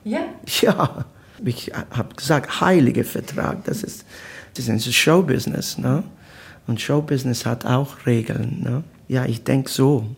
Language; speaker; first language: German; non-native, learner; Italian